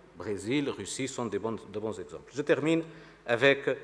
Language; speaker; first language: French; non-native, fluent; Portuguese